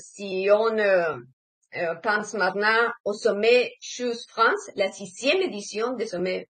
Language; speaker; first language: French; non-native, fluent; Spanish